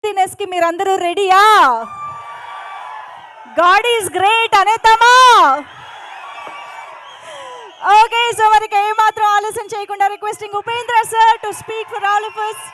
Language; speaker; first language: Telugu; native; Telugu